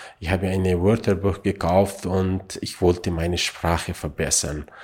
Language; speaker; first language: German; non-native, learner; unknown